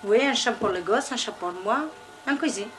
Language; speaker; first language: French; non-native, learner; Kabyle